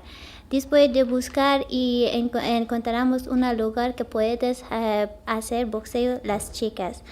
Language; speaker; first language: Spanish; non-native, learner; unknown